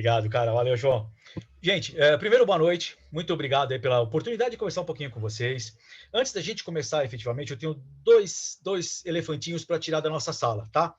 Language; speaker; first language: Portuguese; native; Portuguese